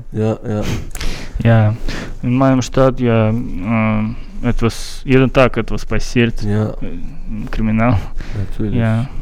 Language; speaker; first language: German; non-native, learner; Russian